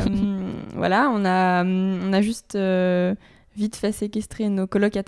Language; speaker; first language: French; native; French